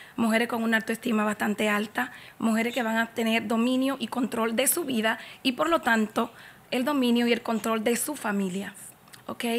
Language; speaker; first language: Spanish; native; Spanish